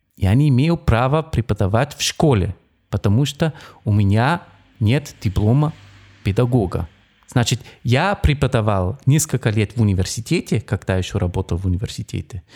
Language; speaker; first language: Russian; non-native, fluent; German